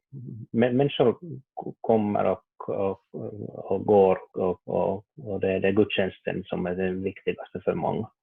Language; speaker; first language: Swedish; non-native, learner; Finnish